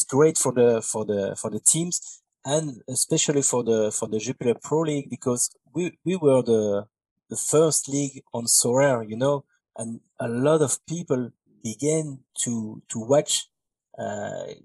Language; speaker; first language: English; non-native, fluent; French